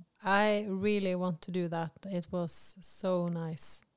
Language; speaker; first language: English; non-native, fluent; Norwegian